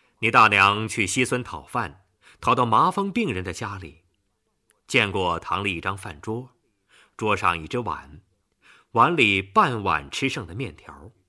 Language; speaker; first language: Chinese; native; Chinese